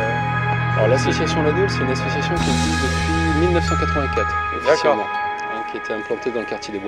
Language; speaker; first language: French; native; French